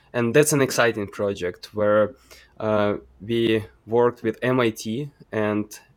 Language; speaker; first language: English; non-native, fluent; Ukrainian